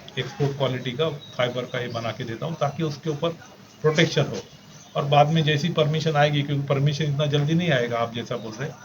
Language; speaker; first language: Hindi; non-native, local second language; Marathi